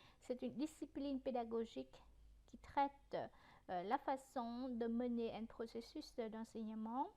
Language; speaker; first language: French; non-native, fluent; Vietnamese